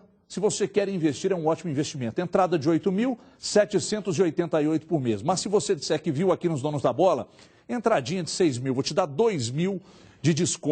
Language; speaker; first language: Portuguese; native; Portuguese